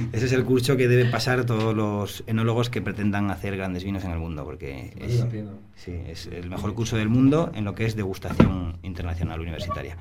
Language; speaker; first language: Spanish; native; Spanish